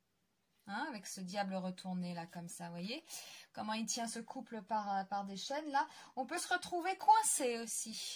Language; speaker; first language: French; native; French